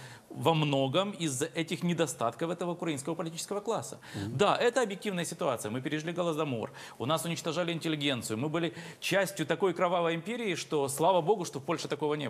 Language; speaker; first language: Ukrainian; native; Ukrainian